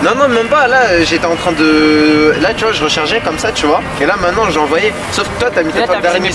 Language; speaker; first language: French; native; French